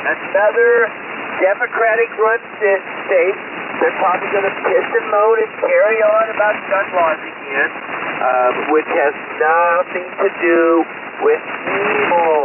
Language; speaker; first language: English; native; English